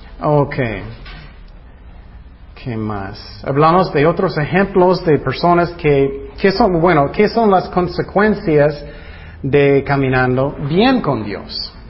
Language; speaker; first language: Spanish; non-native, fluent; English